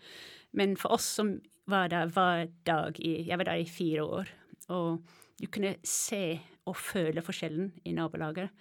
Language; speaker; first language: Norwegian; non-native, fluent; English